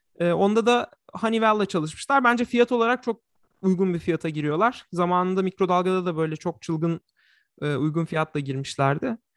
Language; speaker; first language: Turkish; native; Turkish